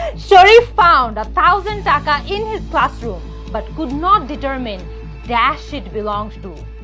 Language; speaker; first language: English; non-native, local second language; Bangla